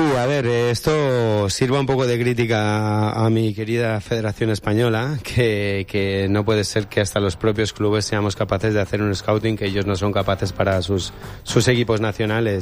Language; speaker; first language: Spanish; native; Spanish